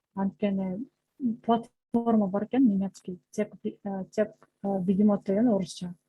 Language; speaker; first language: Russian; non-native, local second language; Kyrgyz